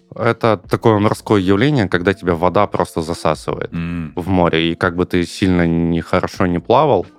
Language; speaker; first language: Russian; native; Russian